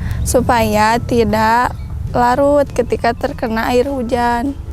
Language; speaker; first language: Indonesian; native; Indonesian